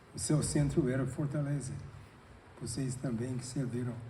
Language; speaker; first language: Portuguese; non-native, fluent; English